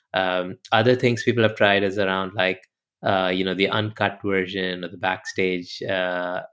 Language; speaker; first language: English; non-native, local second language; Hindi